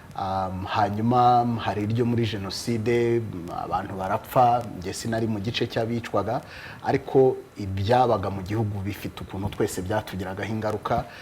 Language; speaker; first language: Kinyarwanda; native; Kinyarwanda